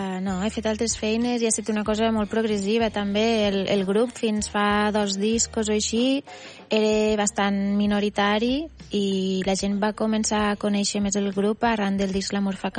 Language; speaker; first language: Catalan; native; Catalan